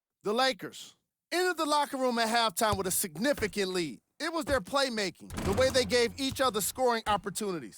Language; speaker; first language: English; native; English